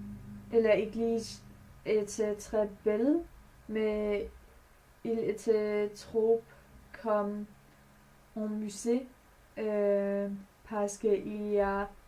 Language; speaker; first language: French; non-native, learner; Danish